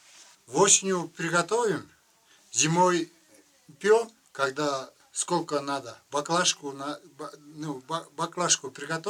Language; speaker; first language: Russian; non-native, local second language; Kyrgyz